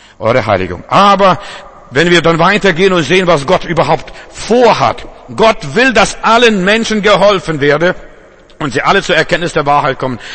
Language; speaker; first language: German; non-native, fluent; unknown